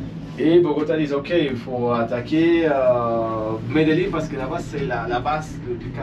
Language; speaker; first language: French; non-native, fluent; Spanish